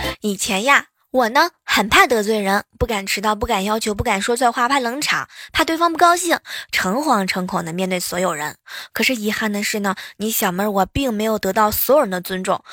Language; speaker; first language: Chinese; native; Chinese